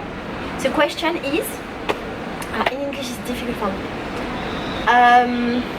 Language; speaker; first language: English; non-native, learner; French